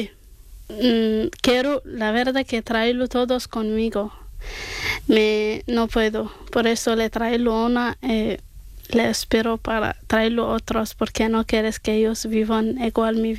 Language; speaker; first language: Spanish; non-native, learner; Arabic